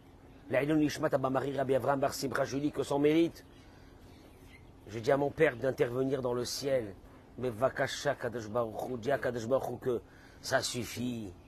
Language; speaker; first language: French; native; French